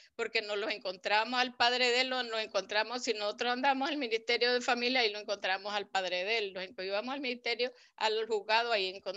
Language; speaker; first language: Spanish; native; Spanish